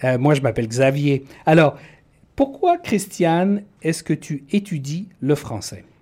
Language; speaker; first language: French; native; French